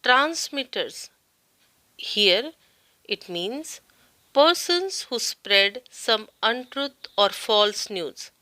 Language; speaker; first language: English; non-native, local second language; Marathi